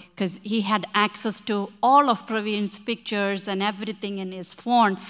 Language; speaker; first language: English; non-native, local second language; Malayalam